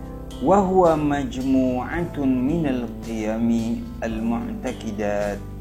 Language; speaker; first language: Arabic; non-native, fluent; Indonesian